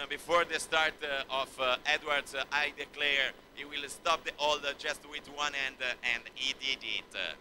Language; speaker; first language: English; non-native, fluent; Italian